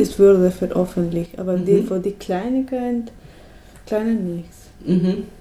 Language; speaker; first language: German; non-native, learner; Spanish